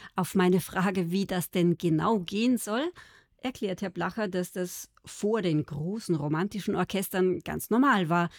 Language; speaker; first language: German; native; German